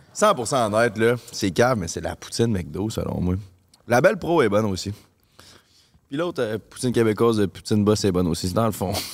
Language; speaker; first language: French; native; French